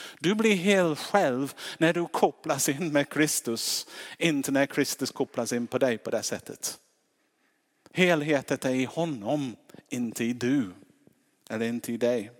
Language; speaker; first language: Swedish; non-native, fluent; English